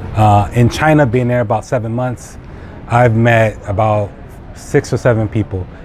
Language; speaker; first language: English; native; English